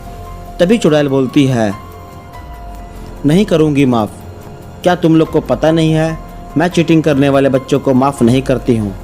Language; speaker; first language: Hindi; native; Hindi